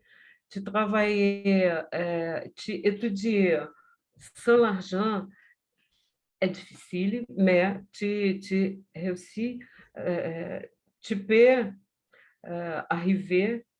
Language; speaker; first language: French; non-native, learner; Portuguese